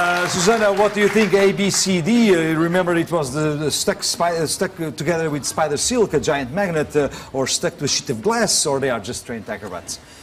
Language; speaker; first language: English; non-native, fluent; Portuguese